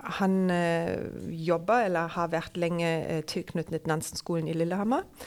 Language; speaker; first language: Norwegian; non-native, fluent; German